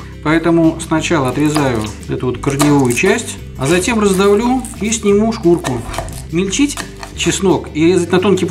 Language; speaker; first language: Russian; native; Russian